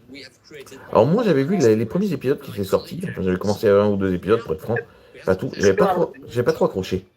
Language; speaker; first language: French; native; French